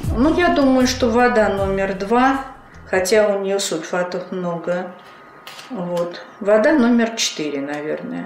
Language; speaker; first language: Russian; native; Russian